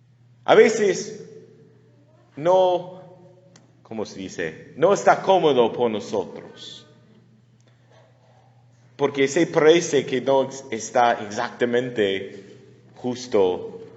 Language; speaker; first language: Spanish; non-native, learner; English